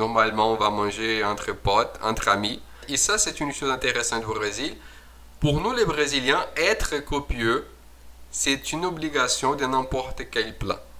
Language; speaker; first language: French; non-native, fluent; Portuguese